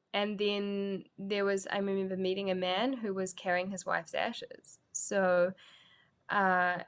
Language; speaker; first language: English; native; English